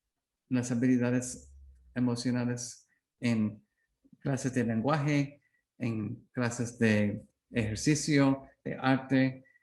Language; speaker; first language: Spanish; non-native, learner; English